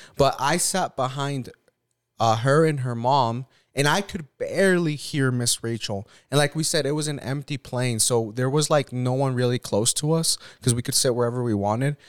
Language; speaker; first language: English; early bilingual, other home language; Spanish